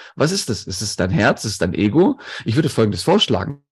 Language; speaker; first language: German; non-native, local second language; Greek